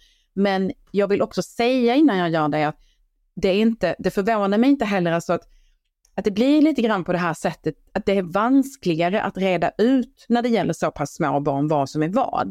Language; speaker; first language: Swedish; native; Swedish